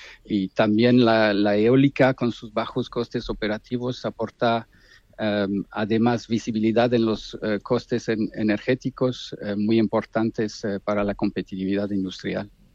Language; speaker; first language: Spanish; non-native, fluent; French